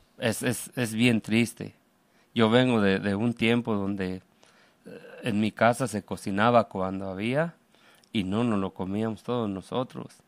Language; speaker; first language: Spanish; native; Spanish